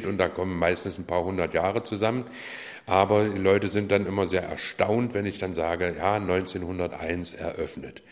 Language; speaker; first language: German; native; German